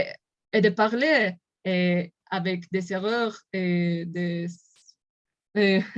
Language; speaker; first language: French; non-native, learner; Spanish